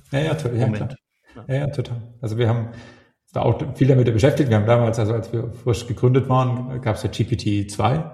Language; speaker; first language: German; native; German